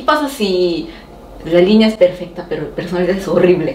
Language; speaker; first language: Spanish; non-native, fluent; Korean